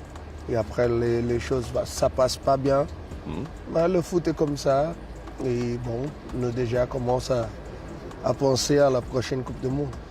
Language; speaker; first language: French; non-native, fluent; Portuguese